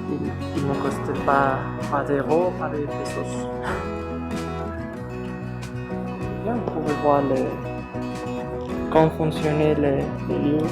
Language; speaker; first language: French; non-native, learner; Spanish